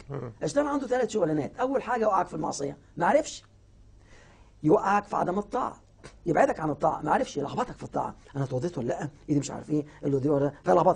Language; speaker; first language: Arabic; native; Arabic